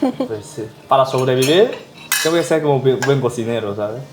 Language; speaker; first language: Spanish; non-native, learner; Korean